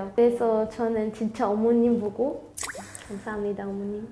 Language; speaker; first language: Korean; non-native, fluent; Arabic